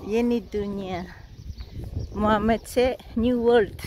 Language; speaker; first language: English; non-native, learner; Indonesian